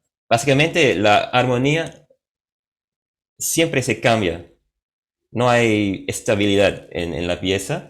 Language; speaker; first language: Spanish; non-native, fluent; English